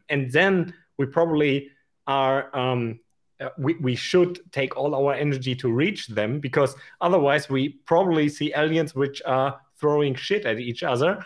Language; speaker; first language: English; non-native, fluent; German